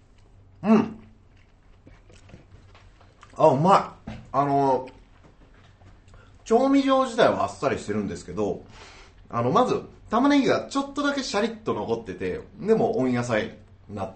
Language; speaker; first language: Japanese; native; Japanese